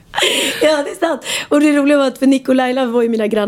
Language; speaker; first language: Swedish; native; Swedish